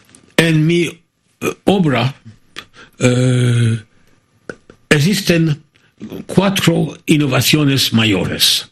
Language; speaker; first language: Spanish; non-native, fluent; French